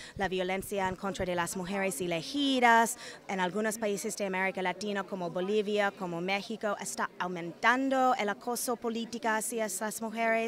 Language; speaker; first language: Spanish; non-native, fluent; English